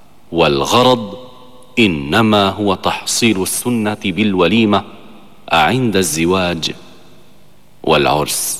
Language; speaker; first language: Arabic; native; Arabic